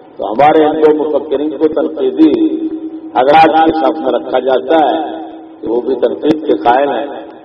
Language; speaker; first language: Urdu; non-native, local second language; Punjabi